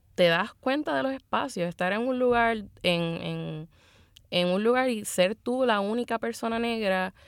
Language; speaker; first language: Spanish; native; Spanish